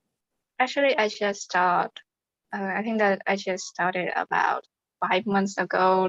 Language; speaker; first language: English; non-native, fluent; Vietnamese